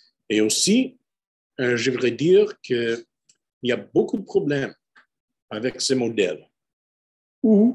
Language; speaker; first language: French; non-native, fluent; English